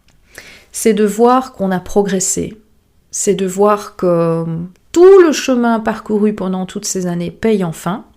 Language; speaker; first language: French; native; French